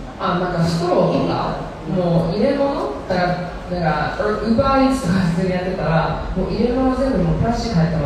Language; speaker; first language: Japanese; early bilingual, heritage; Japanese